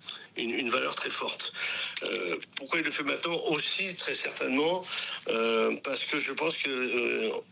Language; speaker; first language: French; native; French